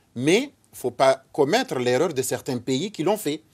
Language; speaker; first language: French; non-native, local second language; Ngazidja Comorian